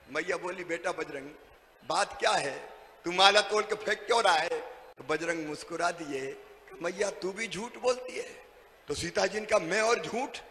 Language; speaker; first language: Hindi; native; Hindi